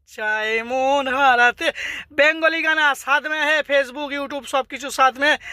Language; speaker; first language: Hindi; non-native, local second language; Bangla